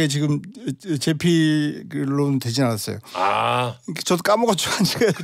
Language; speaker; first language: Korean; native; Korean